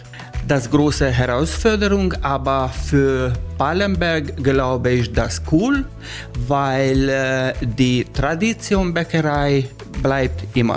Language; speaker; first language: German; non-native, learner; Hungarian